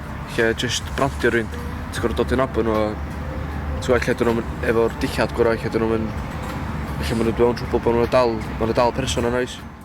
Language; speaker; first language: Welsh; native; Welsh